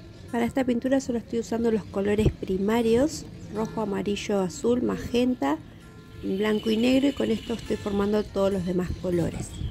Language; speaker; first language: Spanish; native; Spanish